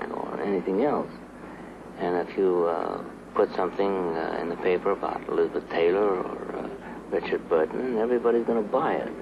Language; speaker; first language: English; native; English